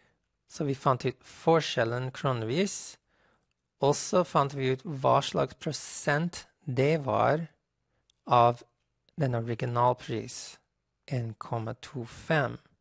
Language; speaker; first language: Norwegian; non-native, fluent; English